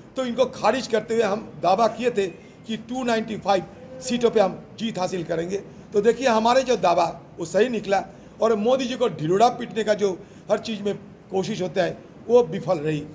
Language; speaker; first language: Hindi; non-native, local second language; Bangla